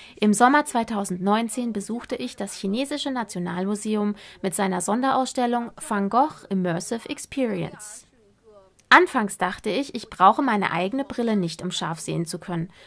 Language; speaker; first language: German; non-native, fluent; Chinese